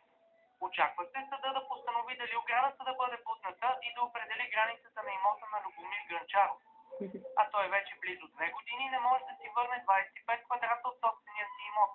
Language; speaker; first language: Bulgarian; native; Bulgarian